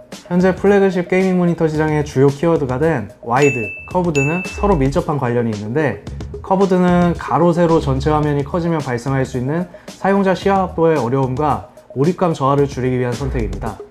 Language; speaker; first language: Korean; native; Korean